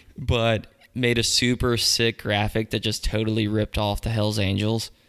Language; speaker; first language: English; native; English